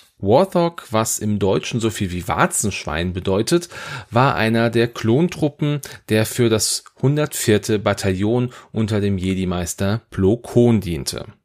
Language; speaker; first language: German; native; German